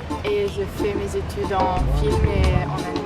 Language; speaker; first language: French; non-native, fluent; English